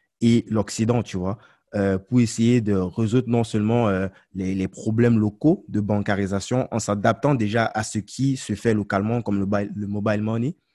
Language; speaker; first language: French; non-native, local second language; Ghomala